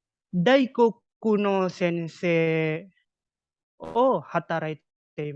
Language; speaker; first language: Japanese; non-native, learner; Indonesian